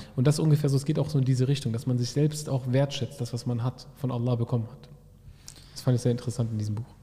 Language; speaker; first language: German; early bilingual, other home language; Arabic